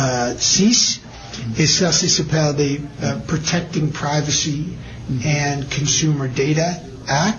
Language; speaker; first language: French; non-native, learner; English